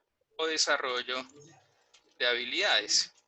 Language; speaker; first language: Spanish; native; Spanish